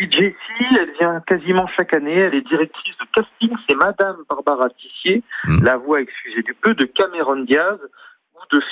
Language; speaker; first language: French; native; French